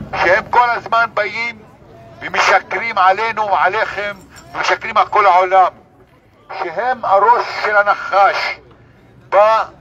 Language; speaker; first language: Hebrew; non-native, local second language; Arabic